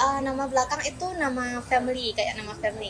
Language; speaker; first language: Indonesian; non-native, learner; Thai